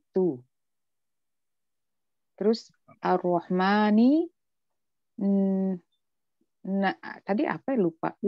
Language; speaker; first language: Indonesian; native; Indonesian